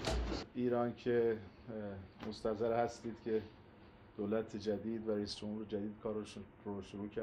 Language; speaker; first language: Persian; native; Persian